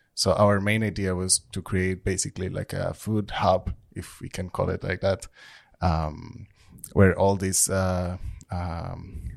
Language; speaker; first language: English; non-native, fluent; Spanish